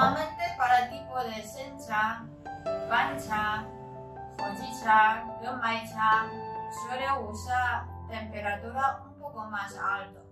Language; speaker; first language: Spanish; non-native, learner; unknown